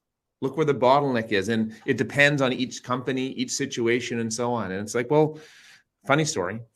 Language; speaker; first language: English; native; English